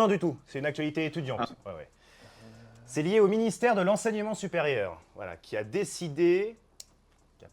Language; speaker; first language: French; native; French